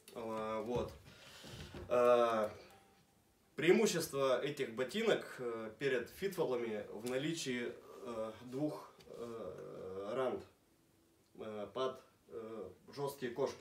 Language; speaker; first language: Russian; native; Russian